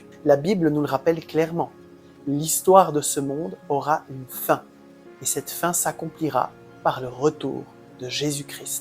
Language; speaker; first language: French; native; French